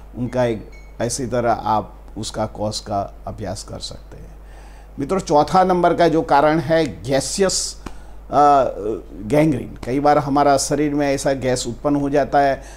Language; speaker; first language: Hindi; non-native, local second language; Gujarati